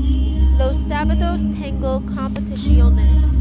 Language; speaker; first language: Spanish; non-native, learner; English